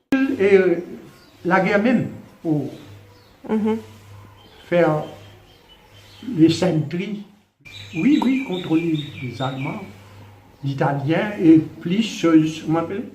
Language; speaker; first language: French; non-native, local second language; Morisyen